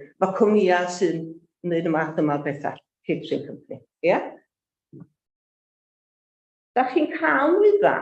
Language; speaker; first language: Welsh; native; Welsh